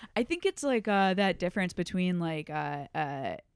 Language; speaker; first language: English; native; English